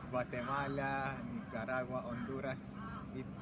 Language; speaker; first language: Spanish; non-native, fluent; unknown